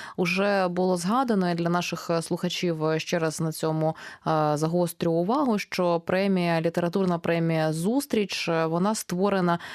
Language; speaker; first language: Ukrainian; native; Ukrainian